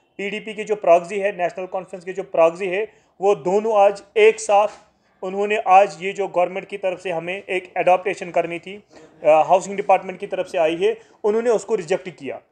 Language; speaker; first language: Hindi; non-native, local second language; Kashmiri